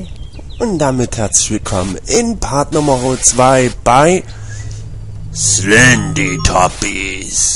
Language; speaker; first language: German; native; German